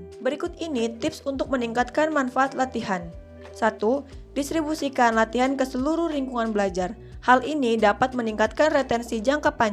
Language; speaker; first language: Indonesian; native; Indonesian